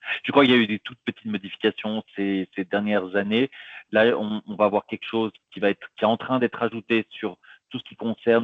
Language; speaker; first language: French; native; French